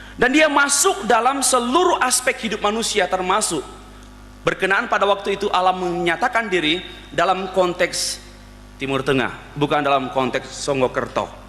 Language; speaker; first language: Indonesian; native; Indonesian